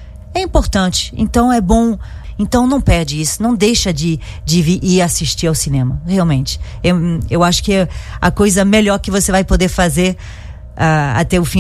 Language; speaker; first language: Portuguese; non-native, fluent; French